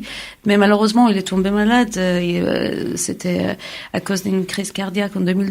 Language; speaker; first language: French; non-native, fluent; Kurdish